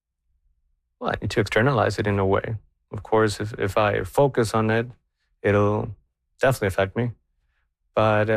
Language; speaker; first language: English; non-native, fluent; Spanish